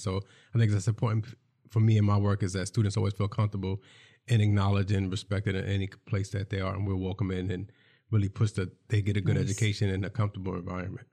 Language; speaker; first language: English; native; English